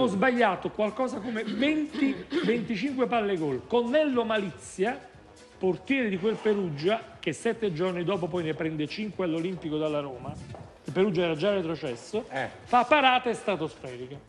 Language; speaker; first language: Italian; native; Italian